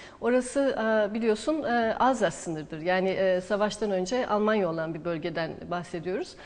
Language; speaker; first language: Turkish; native; Turkish